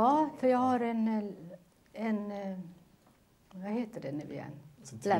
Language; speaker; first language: Swedish; non-native, learner; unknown